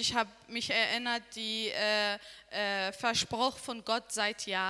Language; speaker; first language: German; non-native, learner; Arabic